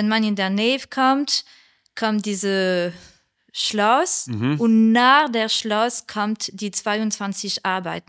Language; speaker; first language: German; non-native, learner; French